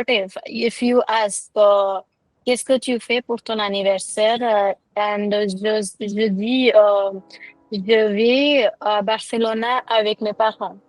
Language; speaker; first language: French; non-native, fluent; Hindi